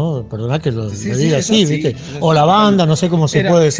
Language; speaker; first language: Spanish; native; Spanish